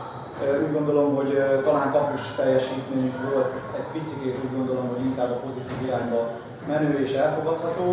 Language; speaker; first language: Hungarian; native; Hungarian